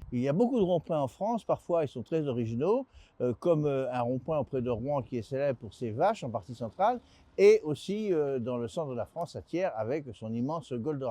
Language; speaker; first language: French; native; French